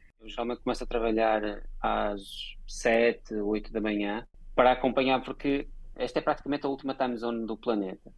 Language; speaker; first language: Portuguese; native; Portuguese